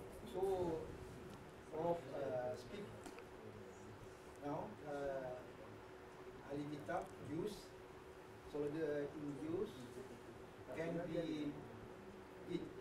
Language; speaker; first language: English; non-native, learner; Malay